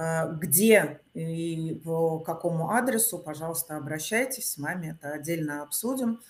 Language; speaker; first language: Russian; native; Russian